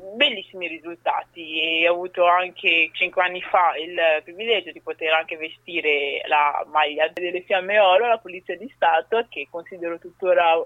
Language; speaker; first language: Italian; early bilingual, other home language; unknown